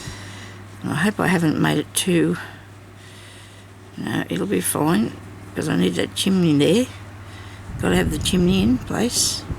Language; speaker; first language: English; native; English